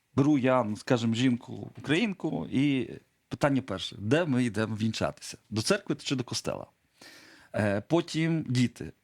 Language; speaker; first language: Ukrainian; non-native, local second language; Polish